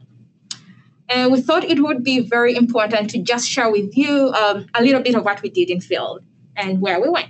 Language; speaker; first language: English; non-native, local second language; Ganda